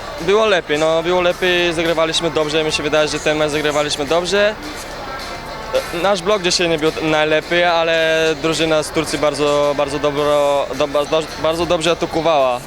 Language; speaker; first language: Polish; non-native, learner; Bulgarian